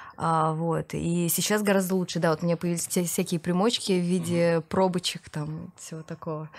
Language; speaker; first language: Russian; native; Russian